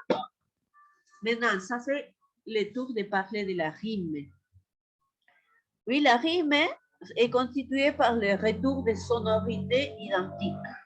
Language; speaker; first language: French; non-native, fluent; Spanish